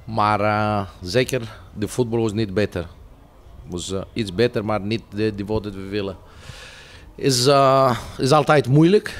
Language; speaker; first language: Dutch; non-native, fluent; Greek